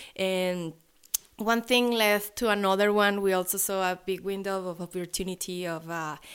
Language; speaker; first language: English; non-native, fluent; Spanish